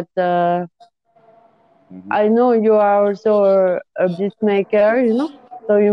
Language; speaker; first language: English; non-native, fluent; French